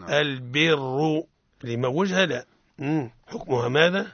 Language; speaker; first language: Arabic; native; Arabic